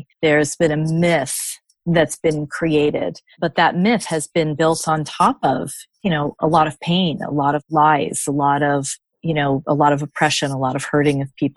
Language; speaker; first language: English; native; English